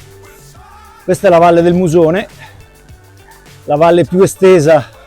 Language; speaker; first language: Italian; native; Italian